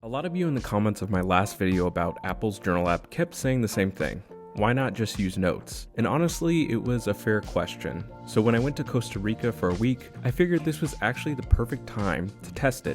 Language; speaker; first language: English; native; English